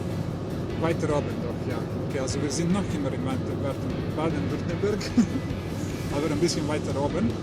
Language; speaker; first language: German; non-native, learner; Serbian